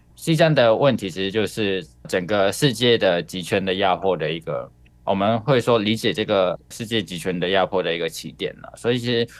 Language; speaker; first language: Chinese; non-native, local second language; Cantonese